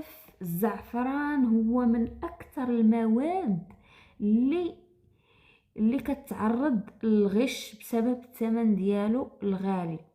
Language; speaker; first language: Arabic; native; Arabic